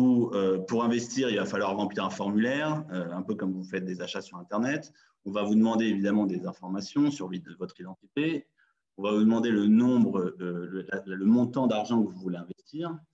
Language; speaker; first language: French; native; French